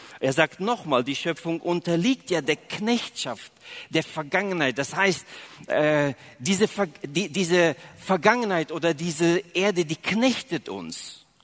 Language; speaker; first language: German; early bilingual, other home language; Russian